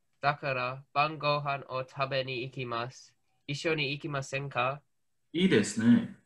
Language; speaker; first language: Japanese; non-native, learner; English